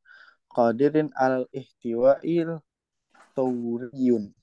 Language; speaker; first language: Arabic; non-native, learner; Indonesian